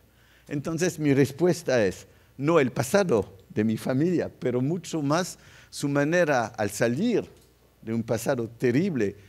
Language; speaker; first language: Spanish; non-native, fluent; French